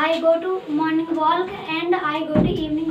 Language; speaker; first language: English; non-native, learner; Hindi